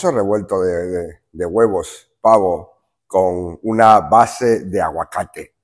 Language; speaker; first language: Spanish; native; Spanish